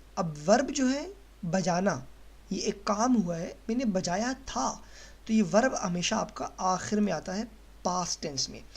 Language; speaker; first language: Urdu; native; Urdu